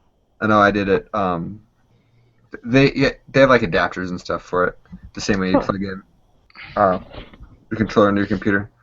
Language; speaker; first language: English; native; English